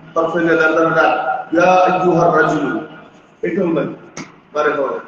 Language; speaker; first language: Bangla; native; Bangla